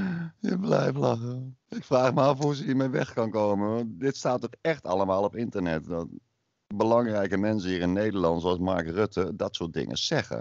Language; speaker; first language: Dutch; native; Dutch